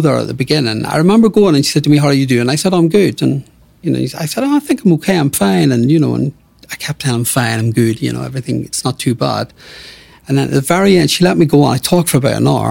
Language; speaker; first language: English; native; English